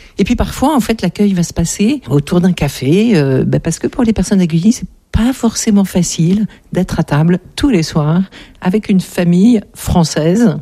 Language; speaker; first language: French; native; French